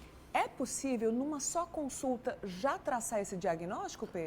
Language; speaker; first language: Portuguese; native; Portuguese